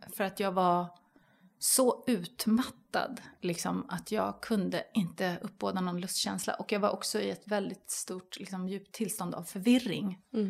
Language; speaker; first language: Swedish; native; Swedish